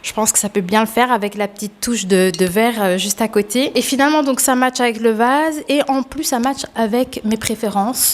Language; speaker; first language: French; native; French